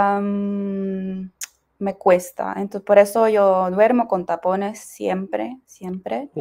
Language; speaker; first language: Spanish; non-native, fluent; Ukrainian